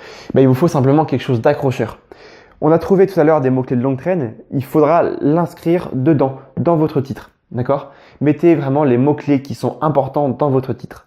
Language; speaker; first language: French; native; French